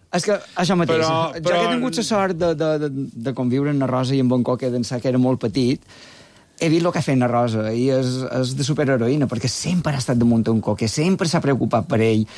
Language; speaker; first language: Catalan; native; Catalan